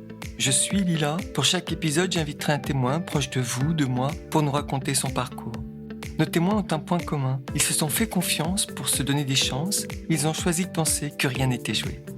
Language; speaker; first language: French; native; French